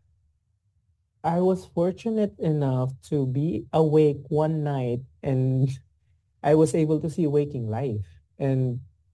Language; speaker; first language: English; non-native, local second language; Filipino